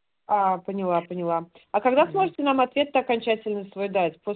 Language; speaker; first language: Russian; native; Russian